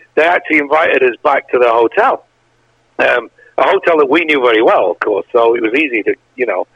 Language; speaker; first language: English; native; English